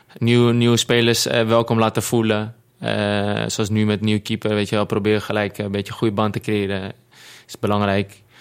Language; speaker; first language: Dutch; non-native, fluent; Greek